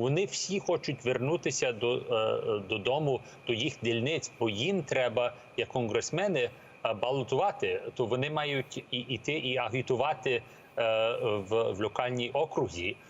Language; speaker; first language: Ukrainian; early bilingual, heritage; Ukrainian